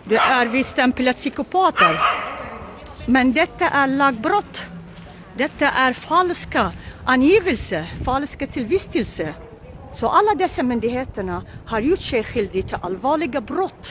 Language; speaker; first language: Swedish; non-native, local second language; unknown